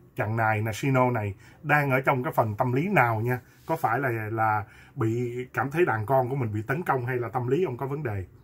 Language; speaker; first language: Vietnamese; native; Vietnamese